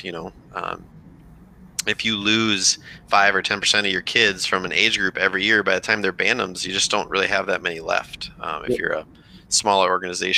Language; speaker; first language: English; native; English